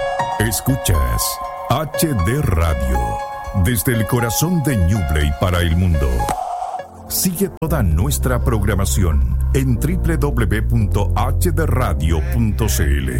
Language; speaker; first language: Spanish; native; Spanish